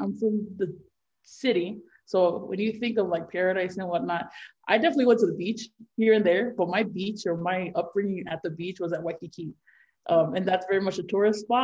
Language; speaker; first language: English; native; English